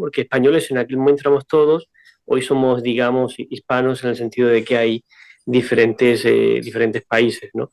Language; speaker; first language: Spanish; native; Spanish